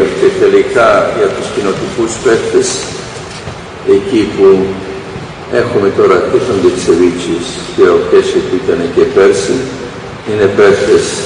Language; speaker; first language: Greek; non-native, fluent; Serbian